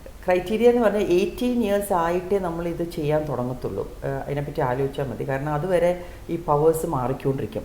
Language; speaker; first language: Malayalam; native; Malayalam